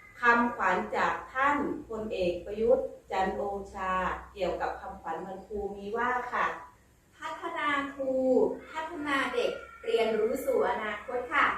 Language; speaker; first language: Thai; native; Thai